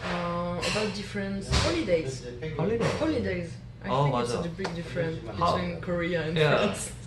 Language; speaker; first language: English; non-native, fluent; French